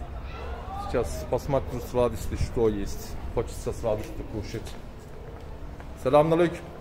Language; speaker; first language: Russian; non-native, learner; Turkish